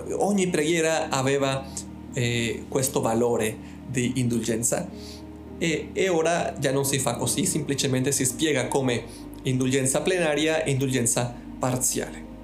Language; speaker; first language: Italian; non-native, fluent; Spanish